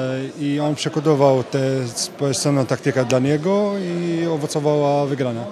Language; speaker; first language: Polish; early bilingual, heritage; Polish